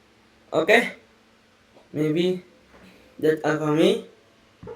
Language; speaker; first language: English; non-native, learner; Indonesian